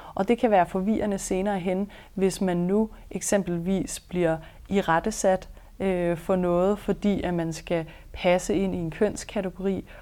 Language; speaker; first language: Danish; native; Danish